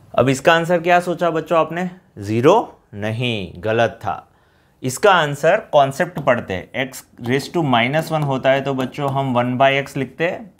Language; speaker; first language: Hindi; non-native, local second language; Gujarati